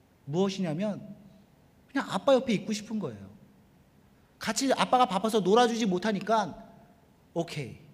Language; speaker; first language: Korean; native; Korean